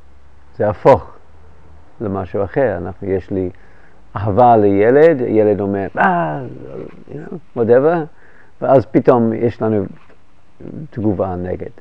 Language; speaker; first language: Hebrew; non-native, fluent; English